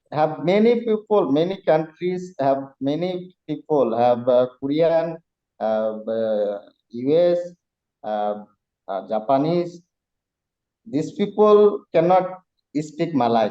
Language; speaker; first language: English; non-native, learner; Bangla